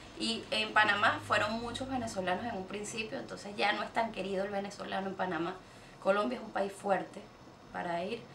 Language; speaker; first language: Spanish; native; Spanish